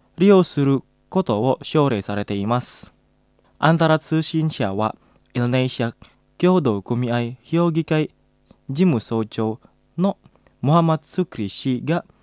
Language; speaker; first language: Japanese; non-native, fluent; Indonesian